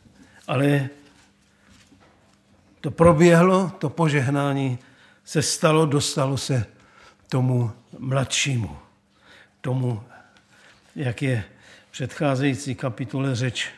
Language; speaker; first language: Czech; native; Czech